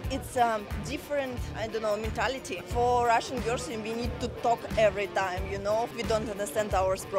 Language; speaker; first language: English; non-native, learner; Russian